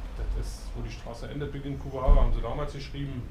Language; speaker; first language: German; native; German